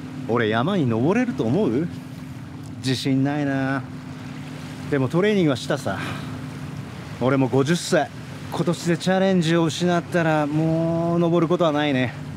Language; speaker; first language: Japanese; native; Japanese